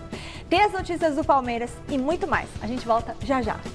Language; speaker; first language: Portuguese; native; Portuguese